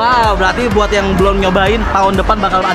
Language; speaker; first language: Indonesian; native; Indonesian